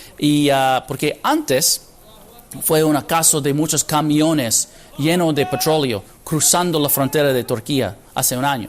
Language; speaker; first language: Spanish; non-native, fluent; English